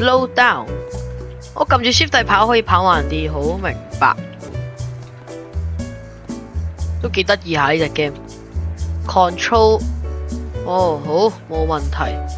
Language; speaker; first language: Chinese; native; Chinese